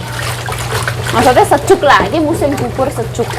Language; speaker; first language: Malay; non-native, local second language; Javanese